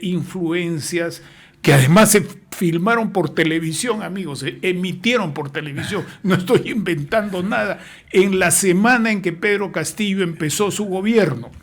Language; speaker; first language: Spanish; native; Spanish